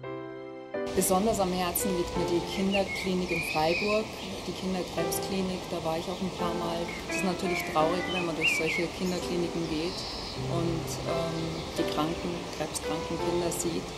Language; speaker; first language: German; native; German